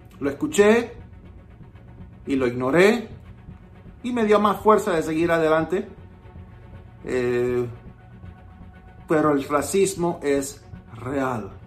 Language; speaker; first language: Spanish; early bilingual, heritage; Spanish